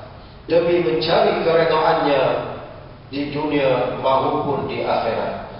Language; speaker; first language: Malay; native; Malay